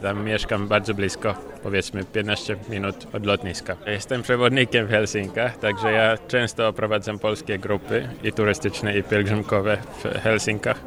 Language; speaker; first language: Polish; non-native, fluent; Finnish